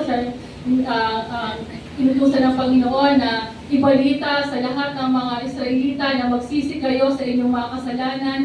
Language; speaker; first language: Filipino; native; Filipino